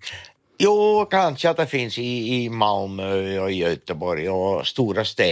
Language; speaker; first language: Swedish; non-native, fluent; Dutch